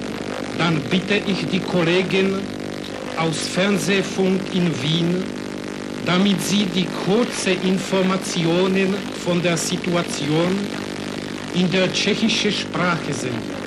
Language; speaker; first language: German; non-native, fluent; Czech